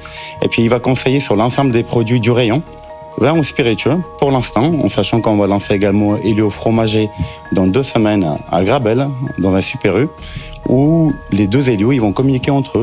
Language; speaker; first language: French; native; French